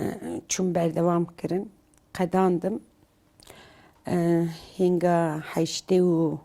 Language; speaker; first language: Kurdish; non-native, local second language; Turkish